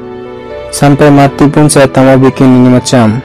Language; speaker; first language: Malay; non-native, learner; Bangla